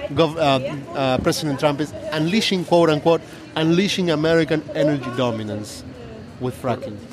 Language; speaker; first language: English; non-native, fluent; Spanish